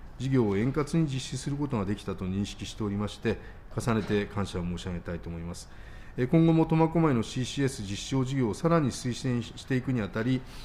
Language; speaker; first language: Japanese; native; Japanese